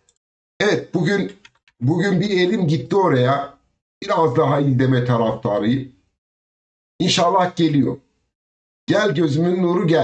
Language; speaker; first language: Turkish; native; Turkish